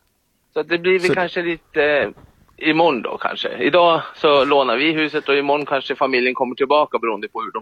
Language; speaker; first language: Swedish; native; Swedish